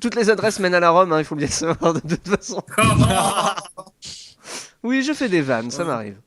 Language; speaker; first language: French; native; French